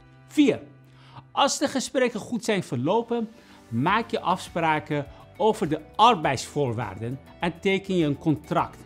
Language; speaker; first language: Dutch; non-native, fluent; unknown